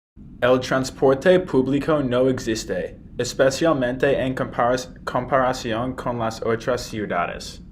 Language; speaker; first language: Spanish; non-native, learner; English